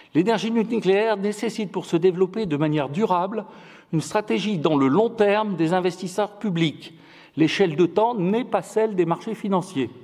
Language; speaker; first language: French; native; French